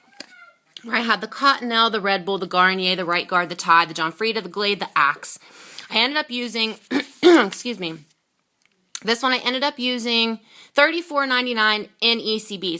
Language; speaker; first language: English; native; English